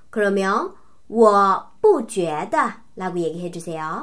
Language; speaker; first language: Korean; non-native, fluent; Chinese